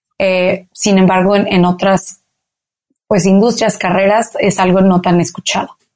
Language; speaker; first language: Spanish; native; Spanish